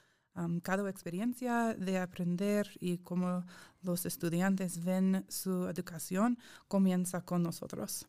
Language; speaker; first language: Spanish; non-native, fluent; English